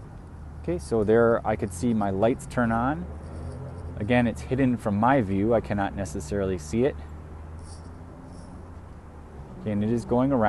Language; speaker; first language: English; native; English